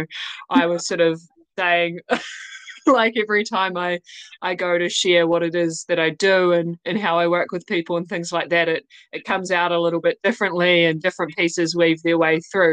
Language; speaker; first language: English; native; English